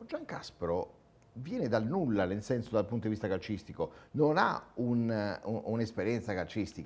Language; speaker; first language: Italian; native; Italian